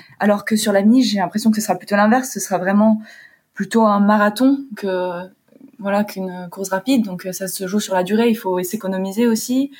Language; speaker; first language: French; early bilingual, heritage; French